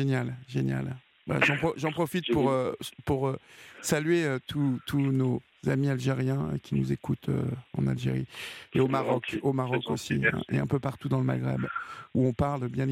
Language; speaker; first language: French; native; French